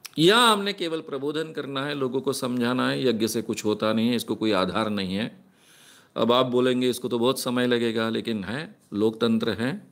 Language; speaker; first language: Hindi; non-native, local second language; Marathi